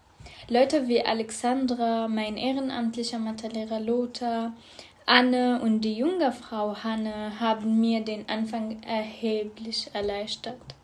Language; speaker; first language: German; non-native, fluent; Arabic